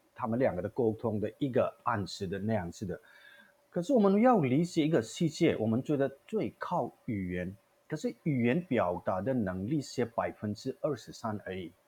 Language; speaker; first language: Chinese; non-native, learner; Manipuri